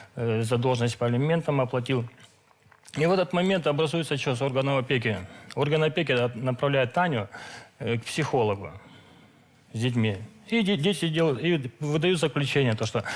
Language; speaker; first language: Russian; native; Russian